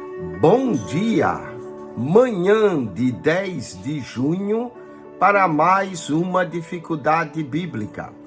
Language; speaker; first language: Portuguese; native; Portuguese